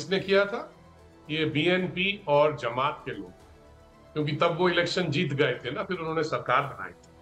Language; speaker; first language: Hindi; native; Hindi